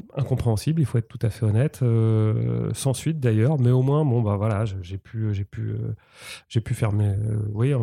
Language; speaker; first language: French; native; French